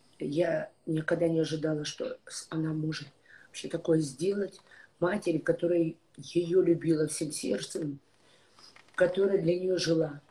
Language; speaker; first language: Russian; native; Russian